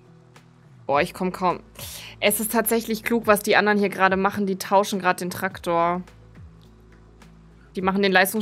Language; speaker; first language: German; native; German